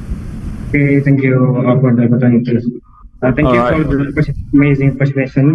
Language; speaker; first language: English; non-native, learner; Indonesian